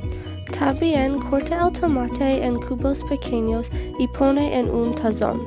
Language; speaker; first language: Spanish; non-native, learner; English